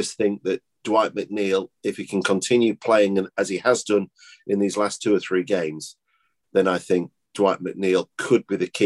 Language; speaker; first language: English; native; English